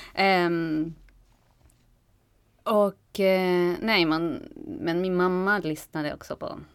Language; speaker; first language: Swedish; non-native, fluent; Spanish